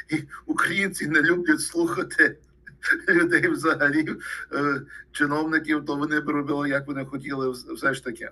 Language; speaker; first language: Ukrainian; early bilingual, heritage; Ukrainian